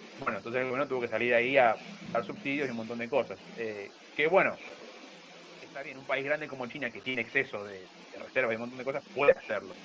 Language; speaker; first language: Spanish; native; Spanish